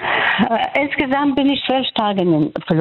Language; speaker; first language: German; non-native, fluent; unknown